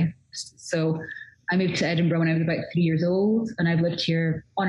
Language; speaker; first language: English; native; English